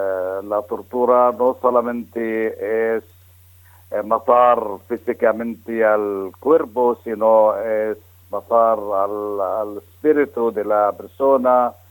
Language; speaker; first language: Spanish; non-native, fluent; Arabic